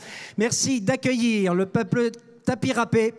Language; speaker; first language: French; native; French